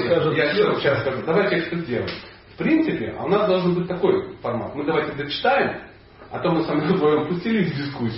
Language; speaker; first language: Russian; native; Russian